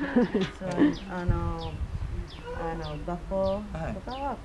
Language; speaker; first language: Japanese; non-native, learner; English